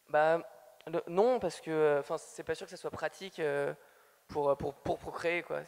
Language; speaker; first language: French; native; French